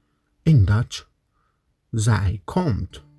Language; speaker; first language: Dutch; non-native, learner; Kurdish